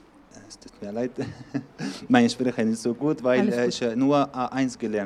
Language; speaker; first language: German; non-native, learner; Arabic